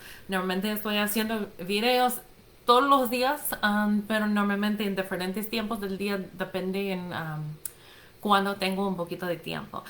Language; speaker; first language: Spanish; non-native, fluent; English